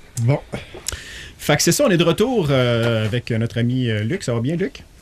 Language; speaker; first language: French; native; French